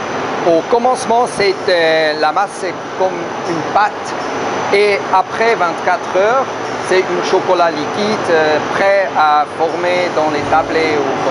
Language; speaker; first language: French; non-native, local second language; German